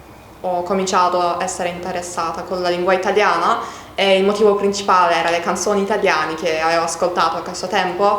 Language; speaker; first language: Italian; non-native, learner; Turkish